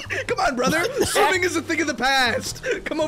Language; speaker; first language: English; native; English